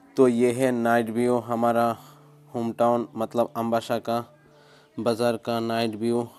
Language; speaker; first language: Hindi; non-native, local second language; Bangla